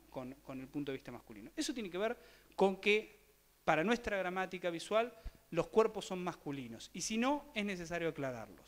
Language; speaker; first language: Spanish; native; Spanish